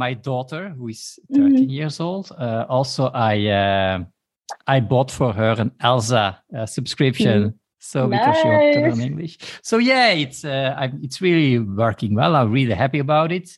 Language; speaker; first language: English; non-native, fluent; Dutch